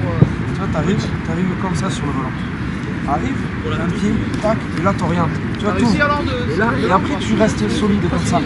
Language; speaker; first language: French; native; French